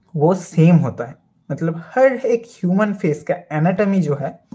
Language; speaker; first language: Hindi; non-native, local second language; Bangla